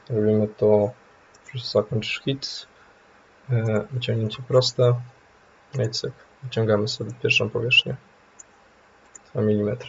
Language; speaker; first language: Polish; native; Polish